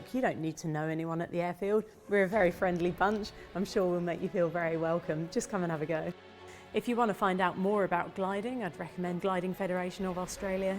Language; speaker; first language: English; native; English